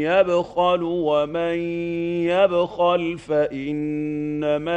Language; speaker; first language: Arabic; native; Arabic